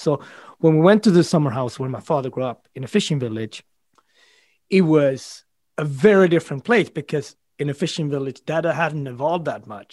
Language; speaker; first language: English; non-native, fluent; Swedish